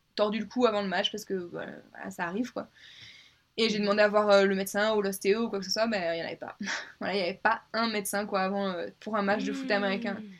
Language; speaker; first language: French; native; French